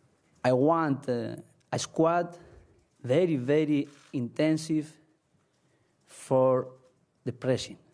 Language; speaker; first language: English; non-native, learner; Spanish